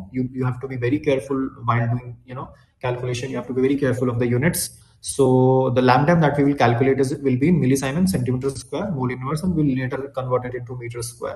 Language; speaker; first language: English; non-native, local second language; Hindi